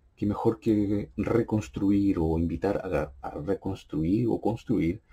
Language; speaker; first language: Spanish; native; Spanish